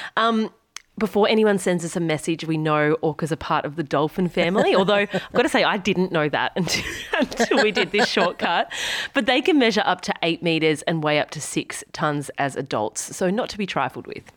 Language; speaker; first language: English; native; English